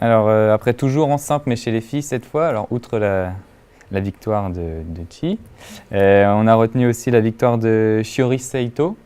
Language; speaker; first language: French; native; French